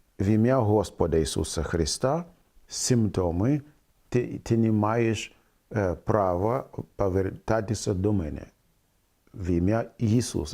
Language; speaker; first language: Ukrainian; non-native, fluent; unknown